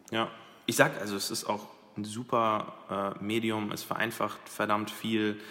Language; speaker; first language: German; early bilingual, other home language; Arabic